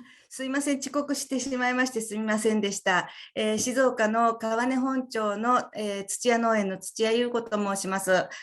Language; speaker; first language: Japanese; native; Japanese